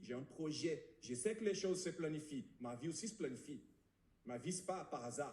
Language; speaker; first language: French; non-native, fluent; Portuguese